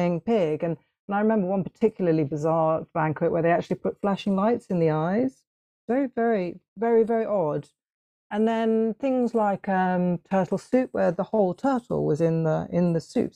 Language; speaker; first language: English; native; English